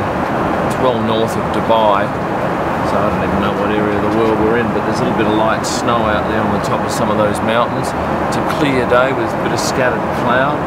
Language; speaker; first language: English; native; English